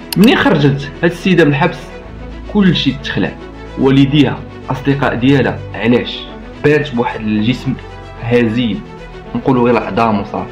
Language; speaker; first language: Arabic; native; Arabic